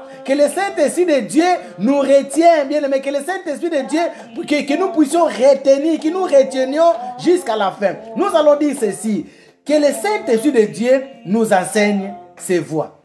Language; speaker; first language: French; non-native, local second language; Lingala